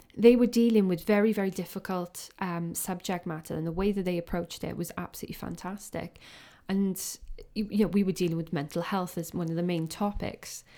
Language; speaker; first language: English; native; English